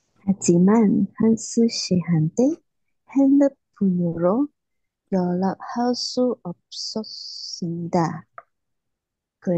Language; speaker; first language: Korean; non-native, learner; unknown